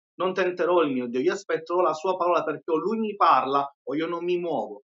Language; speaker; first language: Italian; native; Italian